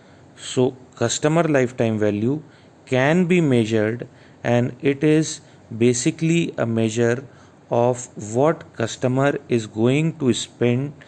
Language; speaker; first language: English; non-native, local second language; Hindi